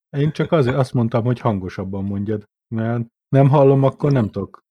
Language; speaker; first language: Hungarian; native; Hungarian